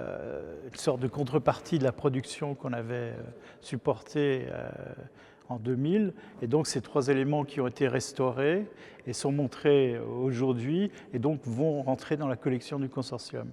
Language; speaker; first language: French; native; French